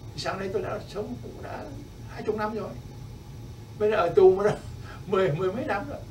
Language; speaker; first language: Vietnamese; native; Vietnamese